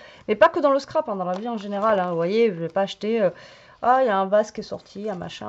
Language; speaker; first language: French; native; French